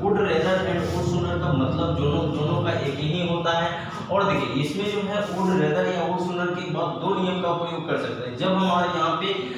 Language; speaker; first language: Hindi; native; Hindi